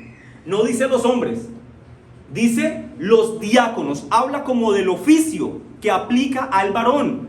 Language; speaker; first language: Spanish; native; Spanish